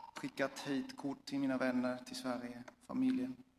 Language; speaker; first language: Swedish; non-native, fluent; Swiss German